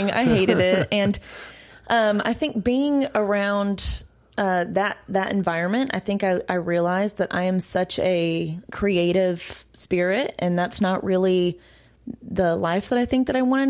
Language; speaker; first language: English; native; English